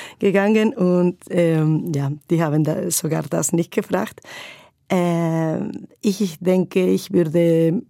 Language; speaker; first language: German; non-native, fluent; Spanish